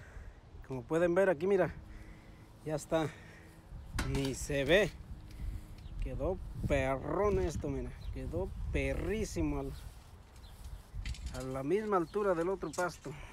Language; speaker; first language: Spanish; native; Spanish